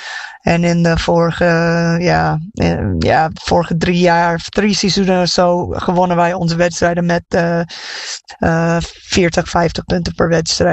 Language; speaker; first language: Dutch; non-native, fluent; English